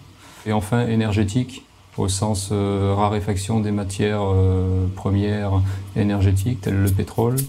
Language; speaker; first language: French; native; French